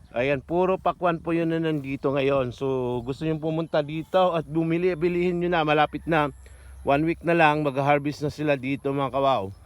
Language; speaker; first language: Filipino; non-native, local second language; Cebuano